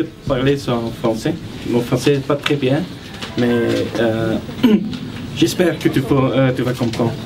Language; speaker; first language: French; non-native, learner; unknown